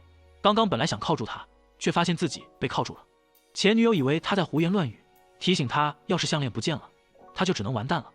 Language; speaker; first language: Chinese; native; Chinese